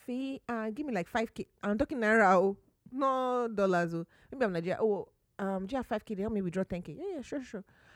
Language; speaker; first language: English; non-native, local second language; Yoruba